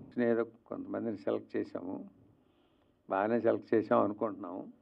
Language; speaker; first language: Telugu; native; Telugu